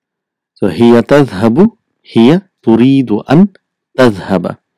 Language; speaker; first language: Arabic; non-native, fluent; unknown